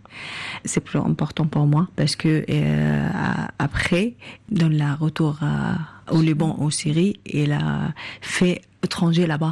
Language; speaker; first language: French; non-native, learner; Arabic